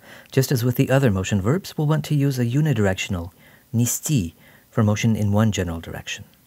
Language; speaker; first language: English; native; English